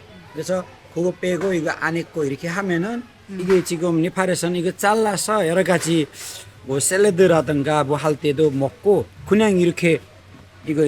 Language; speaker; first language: Korean; non-native, fluent; Nepali